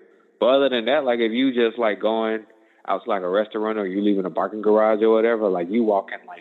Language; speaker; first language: English; native; English